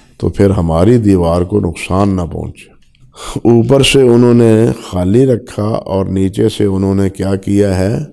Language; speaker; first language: Urdu; non-native, local second language; Punjabi